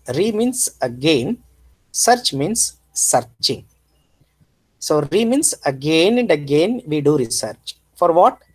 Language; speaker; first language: English; non-native, local second language; Kannada